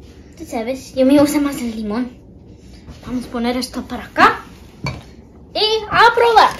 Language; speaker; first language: Spanish; early bilingual, heritage; Spanish